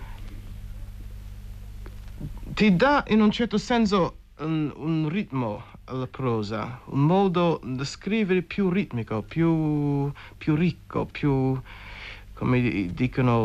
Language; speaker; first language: Italian; non-native, fluent; English